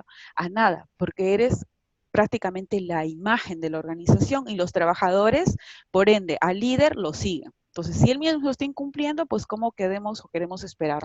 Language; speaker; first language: Spanish; native; Spanish